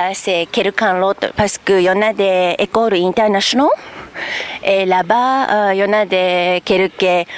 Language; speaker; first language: French; non-native, learner; Japanese